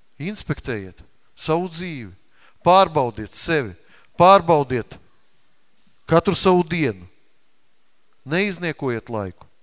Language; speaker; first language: Latvian; non-native, local second language; Russian